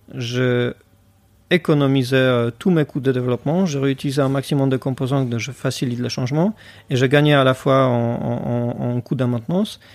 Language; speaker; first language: French; non-native, fluent; Polish